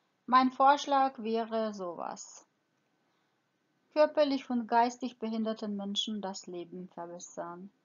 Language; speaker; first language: German; non-native, fluent; Croatian